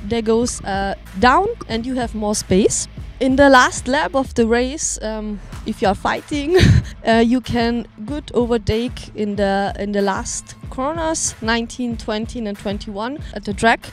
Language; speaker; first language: English; non-native, learner; German